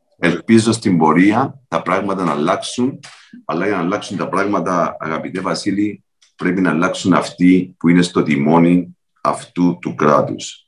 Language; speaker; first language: Greek; native; Greek